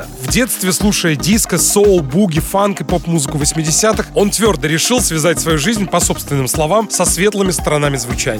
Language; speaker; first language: Russian; native; Russian